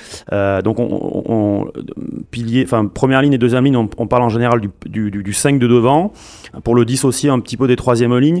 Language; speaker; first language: French; native; French